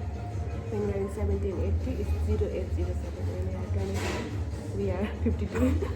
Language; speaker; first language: English; non-native, learner; Tibetan